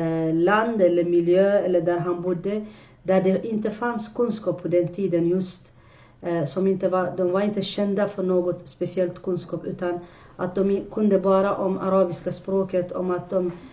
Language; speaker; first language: Swedish; non-native, fluent; Arabic